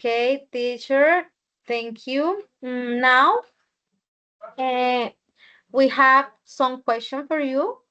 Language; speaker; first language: English; non-native, learner; Spanish